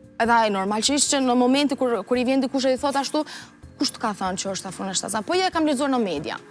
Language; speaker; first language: Albanian; early bilingual, heritage; Albanian